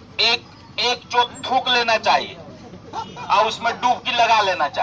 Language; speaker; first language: Hindi; non-native, local second language; Bhojpuri